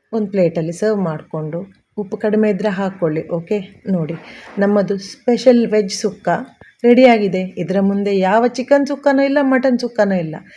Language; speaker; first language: Kannada; native; Kannada